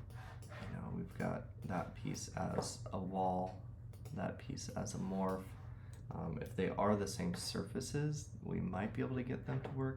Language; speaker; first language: English; native; English